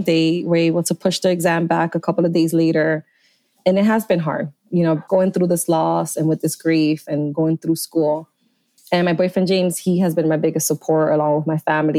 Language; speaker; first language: English; native; English